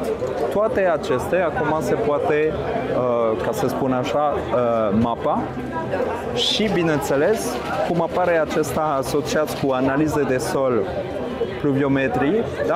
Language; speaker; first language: Romanian; non-native, fluent; French